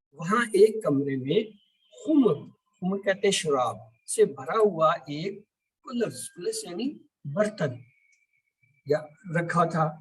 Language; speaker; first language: Urdu; native; Urdu